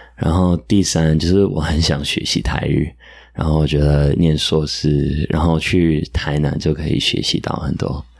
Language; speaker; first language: Chinese; non-native, fluent; English